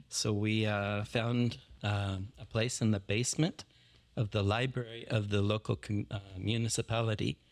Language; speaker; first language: English; native; English